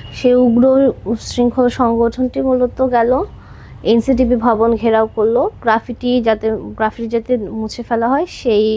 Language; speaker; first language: Bangla; non-native, local second language; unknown